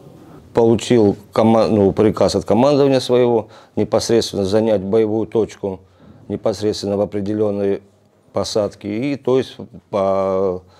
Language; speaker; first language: Russian; native; Russian